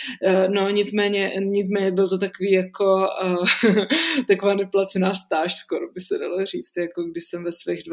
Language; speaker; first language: Czech; native; Czech